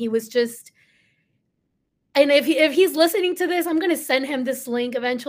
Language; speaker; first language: English; early bilingual, other home language; Spanish